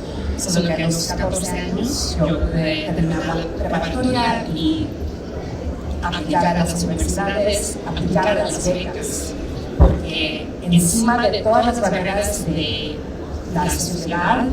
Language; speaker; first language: Spanish; early bilingual, heritage; Spanish